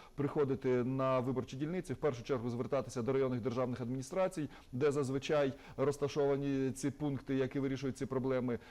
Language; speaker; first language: Ukrainian; native; Ukrainian